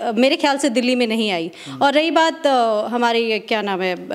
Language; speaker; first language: Hindi; native; Hindi